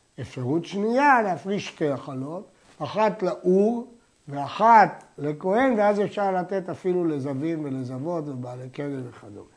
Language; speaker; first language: Hebrew; native; Hebrew